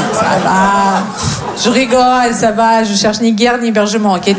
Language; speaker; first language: French; non-native, fluent; Russian